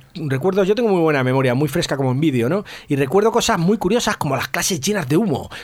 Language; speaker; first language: Spanish; native; Spanish